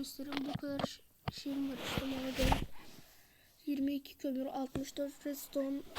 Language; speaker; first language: Turkish; native; Turkish